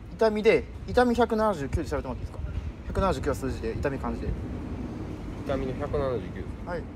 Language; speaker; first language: Japanese; native; Japanese